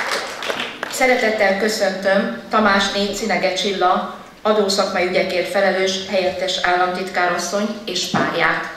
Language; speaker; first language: Hungarian; native; Hungarian